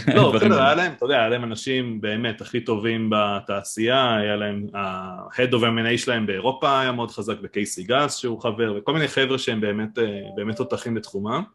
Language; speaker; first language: Hebrew; native; Hebrew